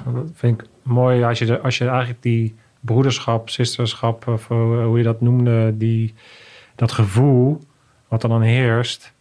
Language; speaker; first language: Dutch; native; Dutch